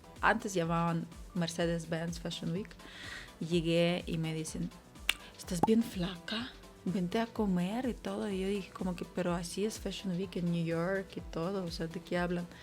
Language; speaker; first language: Spanish; non-native, fluent; Ukrainian